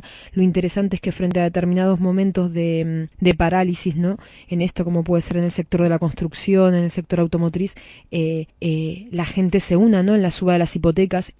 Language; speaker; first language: Spanish; native; Spanish